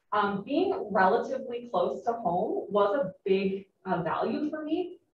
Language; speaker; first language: English; native; English